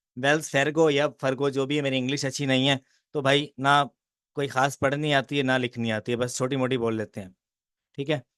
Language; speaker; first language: Urdu; non-native, local second language; Punjabi